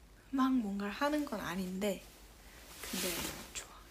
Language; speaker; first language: Korean; native; Korean